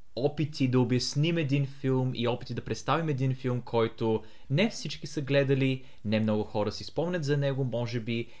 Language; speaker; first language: Bulgarian; early bilingual, heritage; Bulgarian